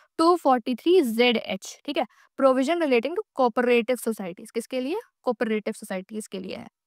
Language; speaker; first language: Hindi; native; Hindi